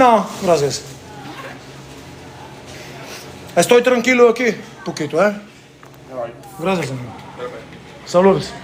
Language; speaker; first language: Spanish; non-native, learner; Bulgarian